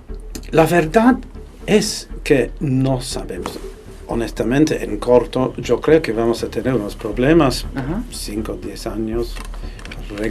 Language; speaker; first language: Spanish; non-native, fluent; English